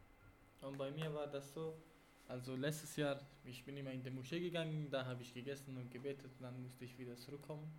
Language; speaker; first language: German; non-native, fluent; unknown